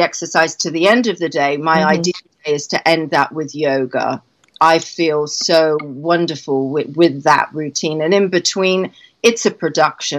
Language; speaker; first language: English; native; English